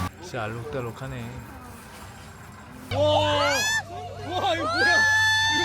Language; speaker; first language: Korean; native; Korean